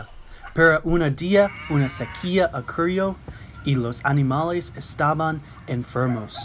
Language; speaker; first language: Spanish; non-native, learner; English